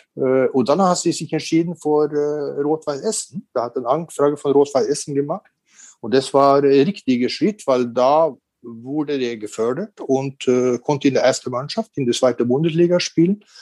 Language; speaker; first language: German; non-native, fluent; Norwegian